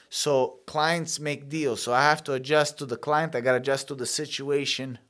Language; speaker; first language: English; early bilingual, other home language; Italian